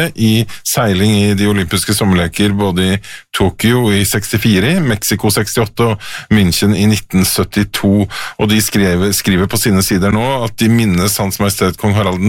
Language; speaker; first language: Norwegian; native; Norwegian